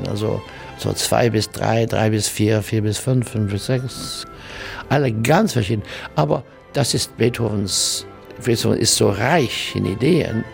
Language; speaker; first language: German; non-native, learner; English